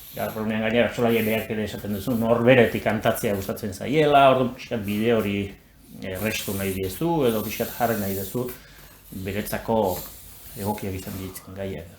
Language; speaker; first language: Basque; native; Basque